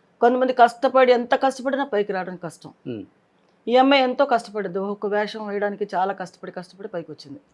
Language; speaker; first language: Telugu; native; Telugu